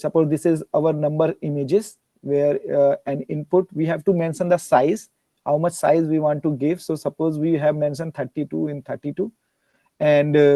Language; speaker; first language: English; non-native, learner; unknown